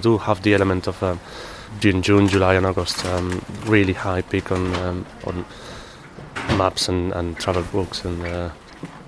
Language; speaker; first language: English; non-native, fluent; Spanish